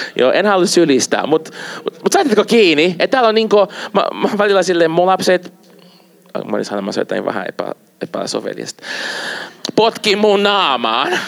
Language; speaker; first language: Finnish; non-native, fluent; Portuguese